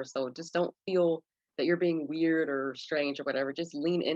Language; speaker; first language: English; native; English